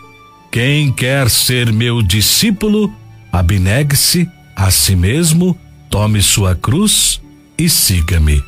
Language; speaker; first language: Portuguese; native; Portuguese